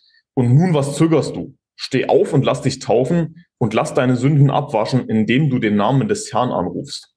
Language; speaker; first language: German; native; German